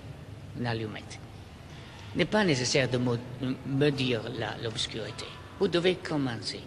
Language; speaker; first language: French; non-native, fluent; Italian